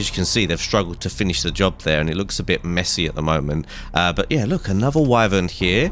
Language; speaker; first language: English; native; English